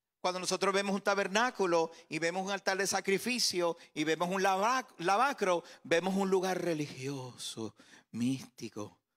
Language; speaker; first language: Spanish; native; Spanish